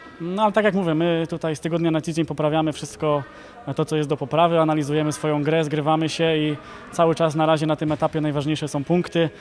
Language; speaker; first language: Polish; native; Polish